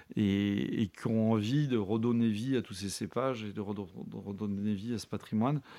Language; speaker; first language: French; native; French